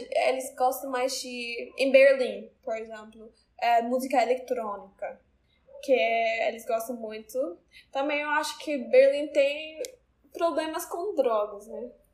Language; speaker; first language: Portuguese; non-native, learner; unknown